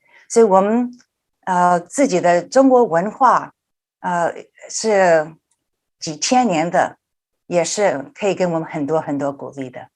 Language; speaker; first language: Chinese; early bilingual, heritage; Chinese